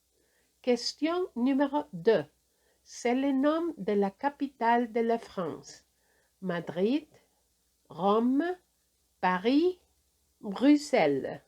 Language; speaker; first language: French; non-native, fluent; Spanish